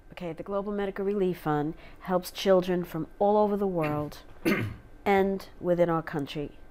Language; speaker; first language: English; native; English